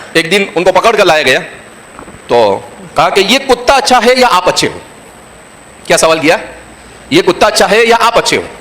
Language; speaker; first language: Urdu; non-native, local second language; Gujarati